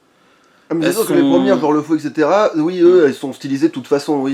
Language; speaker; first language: French; native; French